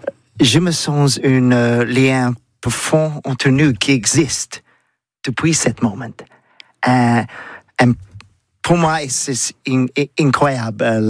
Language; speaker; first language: French; non-native, learner; English